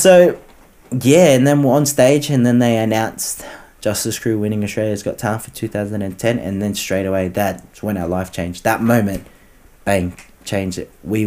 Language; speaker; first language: English; native; English